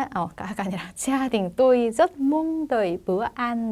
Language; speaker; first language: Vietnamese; non-native, fluent; Korean